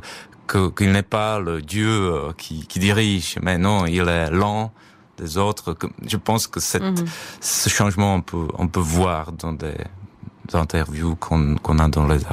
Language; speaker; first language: French; non-native, fluent; Czech